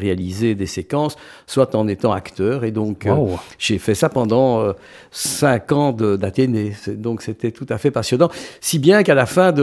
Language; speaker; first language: French; native; French